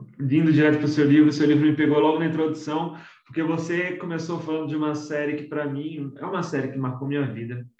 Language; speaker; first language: Portuguese; native; Portuguese